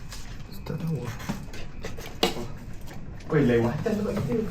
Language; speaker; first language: Malay; native; Malay